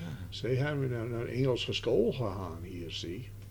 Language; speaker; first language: Dutch; early bilingual, heritage; Dutch